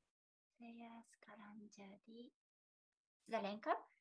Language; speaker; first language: Indonesian; non-native, fluent; Japanese